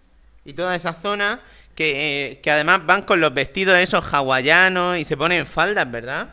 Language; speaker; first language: Spanish; native; Spanish